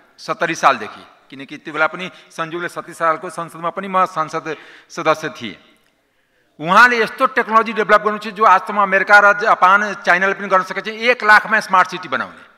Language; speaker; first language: Nepali; non-native, local second language; Maithili